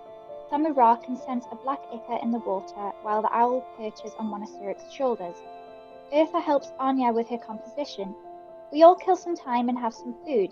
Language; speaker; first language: English; native; English